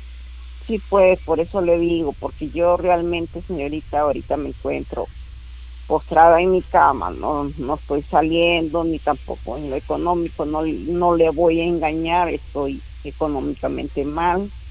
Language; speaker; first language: Spanish; native; Spanish